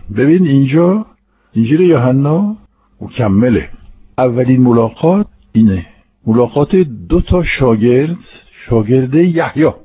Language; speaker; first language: Persian; non-native, fluent; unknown